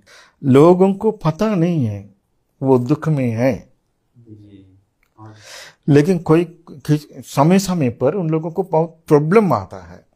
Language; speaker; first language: Hindi; non-native, fluent; Sinhala